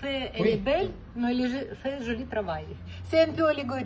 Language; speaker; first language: French; non-native, learner; Ukrainian